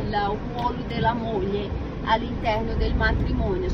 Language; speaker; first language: Italian; non-native, fluent; Portuguese